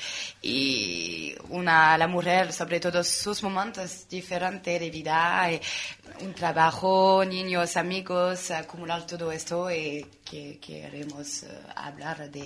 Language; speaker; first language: Spanish; non-native, learner; French